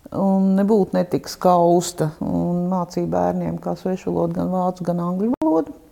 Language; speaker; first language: Latvian; non-native, local second language; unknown